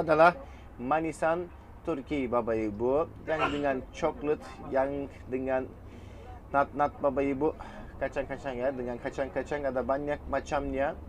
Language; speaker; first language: Indonesian; non-native, fluent; Turkish